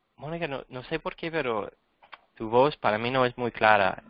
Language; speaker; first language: Spanish; non-native, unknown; English